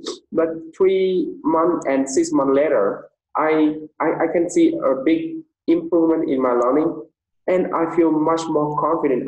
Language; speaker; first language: English; non-native, fluent; Vietnamese